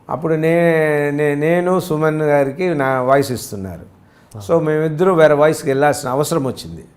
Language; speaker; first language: Telugu; early bilingual, other home language; Tamil